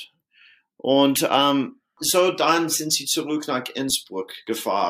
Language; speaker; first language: German; non-native, fluent; English